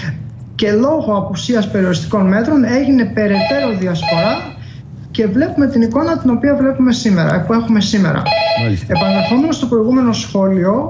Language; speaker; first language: Greek; native; Greek